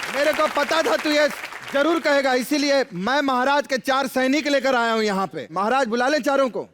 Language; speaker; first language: Hindi; native; Hindi